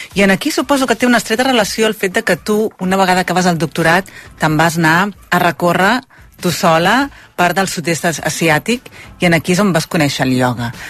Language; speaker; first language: Catalan; native; Catalan